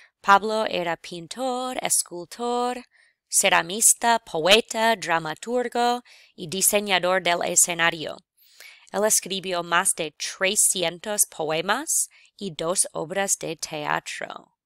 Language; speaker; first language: Spanish; non-native, fluent; English